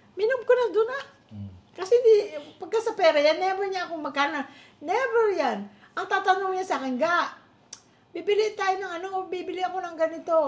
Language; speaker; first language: Filipino; native; Filipino